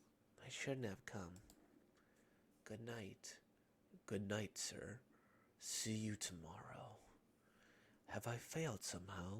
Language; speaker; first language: English; native; English